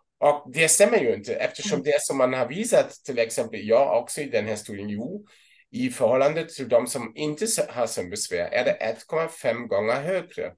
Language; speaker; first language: Swedish; non-native, fluent; German